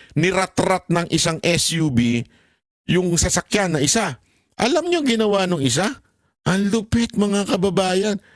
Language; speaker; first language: Filipino; native; Filipino